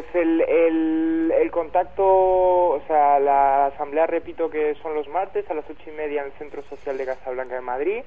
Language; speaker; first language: Spanish; native; Spanish